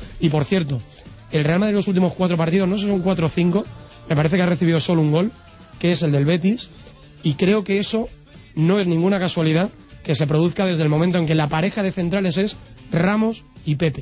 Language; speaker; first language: Spanish; native; Spanish